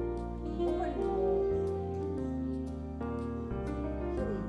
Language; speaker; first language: Japanese; non-native, fluent; Filipino